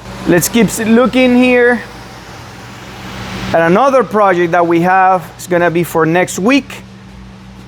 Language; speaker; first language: English; non-native, fluent; Spanish